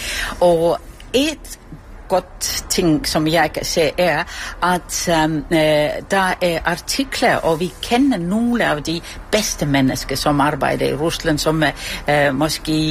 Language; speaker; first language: Danish; non-native, fluent; Estonian